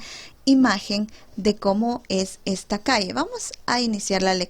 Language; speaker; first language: Spanish; native; Spanish